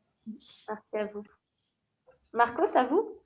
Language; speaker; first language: French; native; French